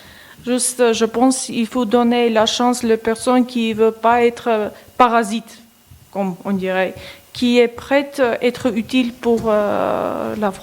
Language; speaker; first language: French; non-native, learner; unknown